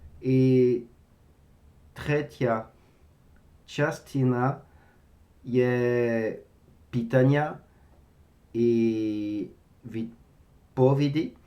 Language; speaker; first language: Ukrainian; non-native, learner; French